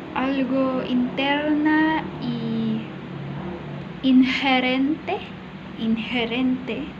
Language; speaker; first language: Spanish; non-native, learner; Filipino